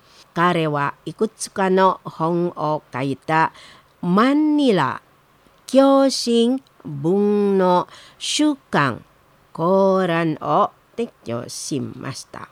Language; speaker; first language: Japanese; non-native, learner; Indonesian